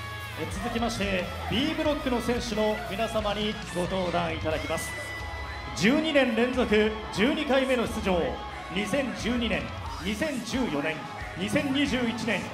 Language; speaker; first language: Japanese; native; Japanese